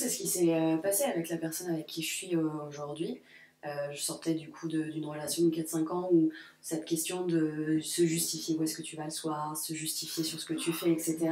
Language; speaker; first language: French; native; French